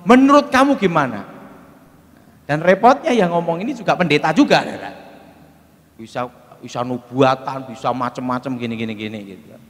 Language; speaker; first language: Indonesian; native; Indonesian